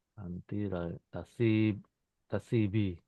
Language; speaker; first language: Arabic; non-native, learner; Indonesian